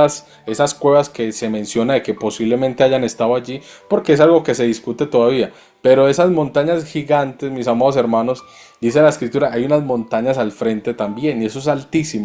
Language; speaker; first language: Spanish; native; Spanish